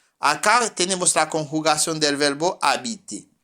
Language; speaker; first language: Spanish; non-native, fluent; French